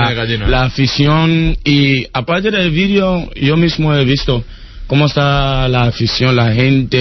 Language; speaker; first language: Spanish; non-native, learner; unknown